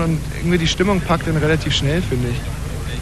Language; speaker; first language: German; native; German